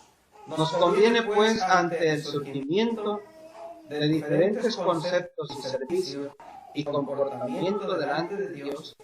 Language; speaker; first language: Spanish; native; Spanish